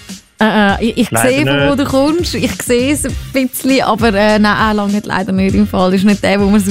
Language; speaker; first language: German; native; German